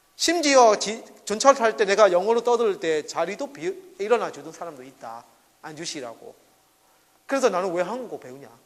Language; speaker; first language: Korean; non-native, fluent; Burmese